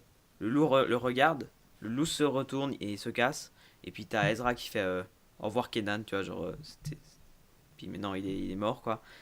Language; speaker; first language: French; native; French